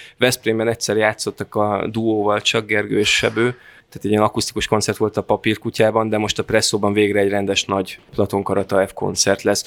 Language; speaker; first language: Hungarian; native; Hungarian